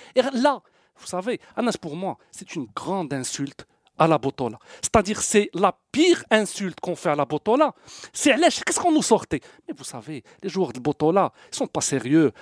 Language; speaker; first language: French; non-native, local second language; Arabic